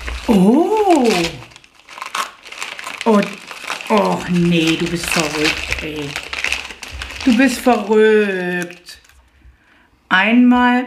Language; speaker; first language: German; native; German